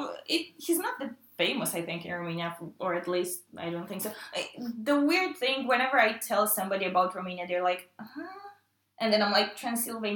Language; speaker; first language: English; non-native, fluent; Romanian